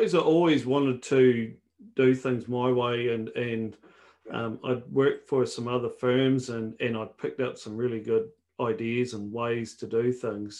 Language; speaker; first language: English; native; English